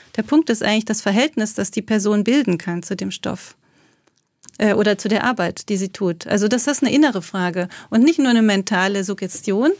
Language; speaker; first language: German; native; German